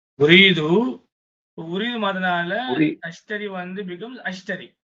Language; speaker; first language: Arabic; non-native, fluent; Tamil